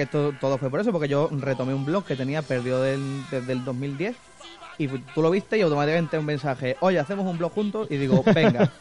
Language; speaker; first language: Spanish; native; Spanish